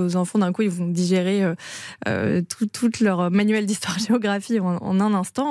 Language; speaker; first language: French; native; French